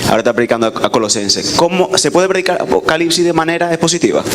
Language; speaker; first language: Spanish; native; Spanish